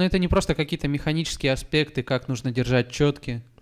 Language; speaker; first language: Russian; native; Russian